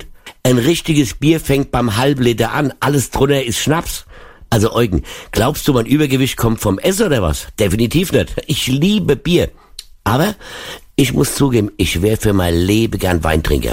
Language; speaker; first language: German; native; German